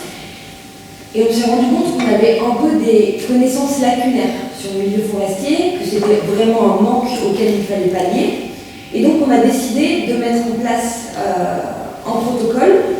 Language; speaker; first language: French; native; French